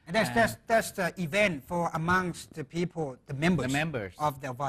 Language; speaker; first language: English; non-native, fluent; Thai